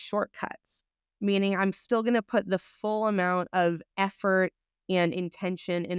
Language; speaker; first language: English; native; English